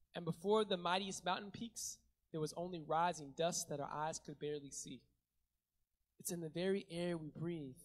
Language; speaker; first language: English; native; English